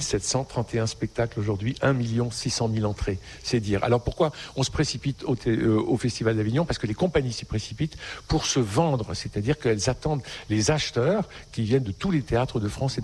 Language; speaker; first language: French; native; French